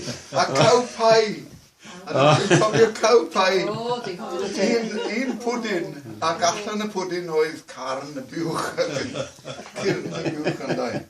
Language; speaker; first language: Welsh; non-native, fluent; English